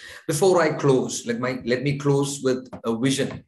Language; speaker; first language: English; non-native, local second language; Malayalam